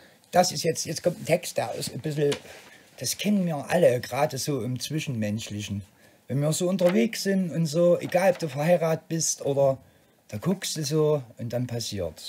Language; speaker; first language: German; native; German